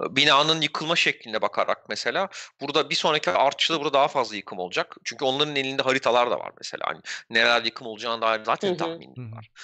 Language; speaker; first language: Turkish; native; Turkish